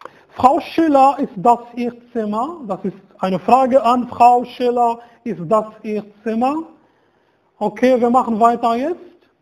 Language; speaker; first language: German; non-native, fluent; Arabic